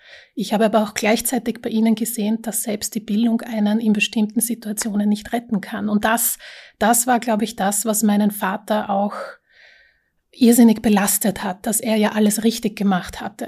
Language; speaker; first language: German; early bilingual, other home language; Slovak